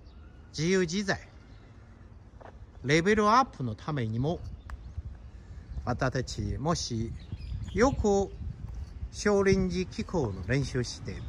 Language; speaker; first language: Japanese; non-native, fluent; Chinese